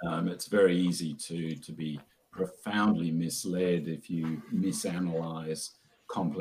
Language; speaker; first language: English; native; English